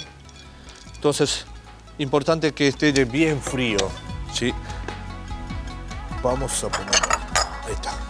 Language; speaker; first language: Spanish; non-native, learner; Japanese